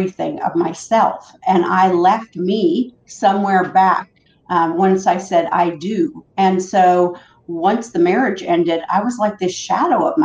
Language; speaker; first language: English; native; English